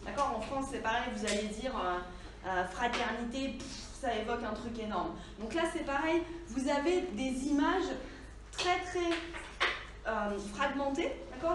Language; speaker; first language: French; native; French